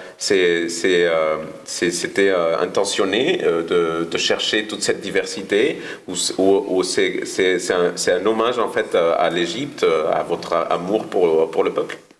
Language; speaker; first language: French; non-native, fluent; Spanish